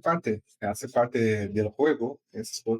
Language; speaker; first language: Spanish; non-native, fluent; Portuguese